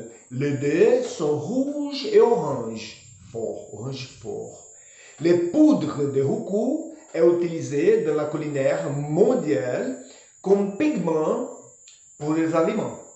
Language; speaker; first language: French; non-native, learner; Portuguese